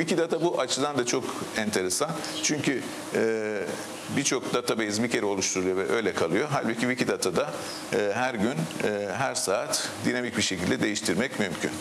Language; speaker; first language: Turkish; native; Turkish